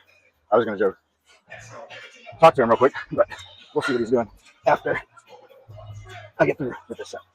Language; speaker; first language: English; native; English